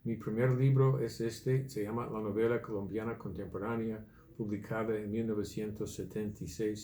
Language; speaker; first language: Spanish; non-native, fluent; English